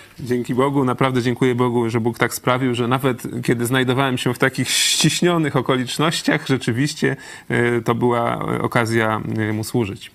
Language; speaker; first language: Polish; native; Polish